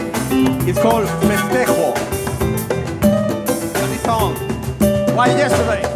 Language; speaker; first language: English; non-native, learner; Spanish